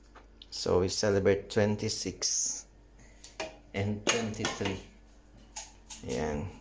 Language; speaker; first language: English; non-native, learner; Filipino